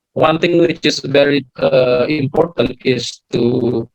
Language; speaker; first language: English; non-native, fluent; Indonesian